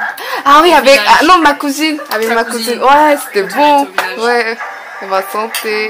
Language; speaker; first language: French; non-native, learner; Korean